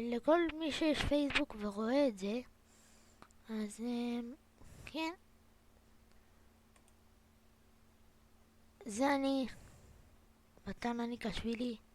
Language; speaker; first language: Hebrew; native; Hebrew